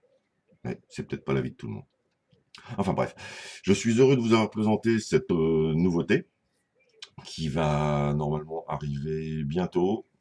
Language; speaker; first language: French; native; French